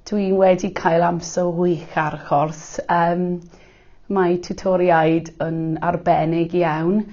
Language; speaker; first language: Welsh; non-native, local second language; English